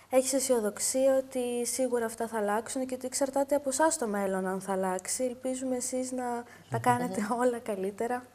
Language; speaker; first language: Greek; native; Greek